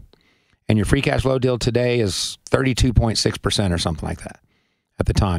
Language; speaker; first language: English; native; English